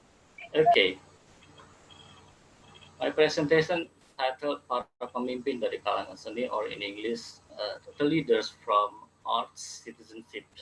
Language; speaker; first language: English; non-native, fluent; Indonesian